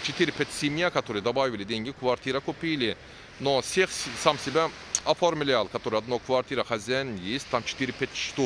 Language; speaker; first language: Russian; non-native, learner; Turkish